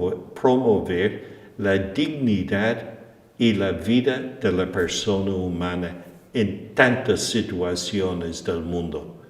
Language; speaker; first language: Spanish; non-native, fluent; English